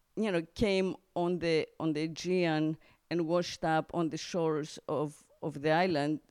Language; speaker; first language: English; non-native, fluent; Greek